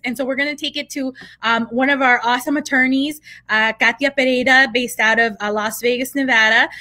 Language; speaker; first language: English; early bilingual, other home language; Spanish